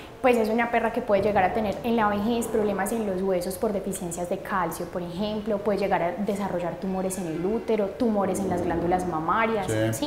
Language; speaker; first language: Spanish; native; Spanish